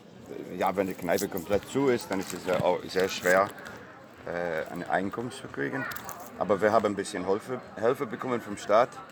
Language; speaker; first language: German; non-native, fluent; English